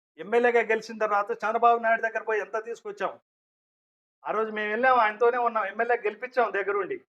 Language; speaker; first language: Telugu; non-native, local second language; Lambadi